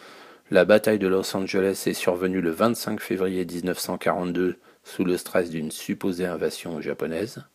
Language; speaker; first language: French; native; French